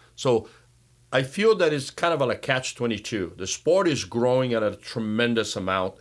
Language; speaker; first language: English; non-native, fluent; Portuguese